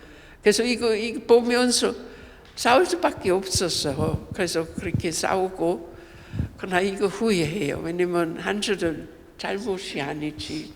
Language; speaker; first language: Korean; non-native, fluent; German